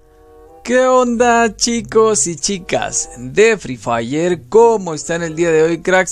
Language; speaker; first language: Spanish; native; Spanish